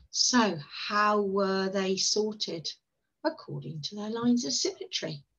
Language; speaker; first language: English; native; English